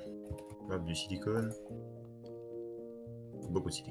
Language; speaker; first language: French; native; French